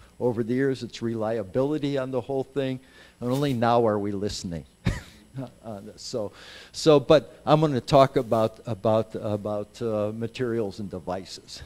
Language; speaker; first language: English; native; English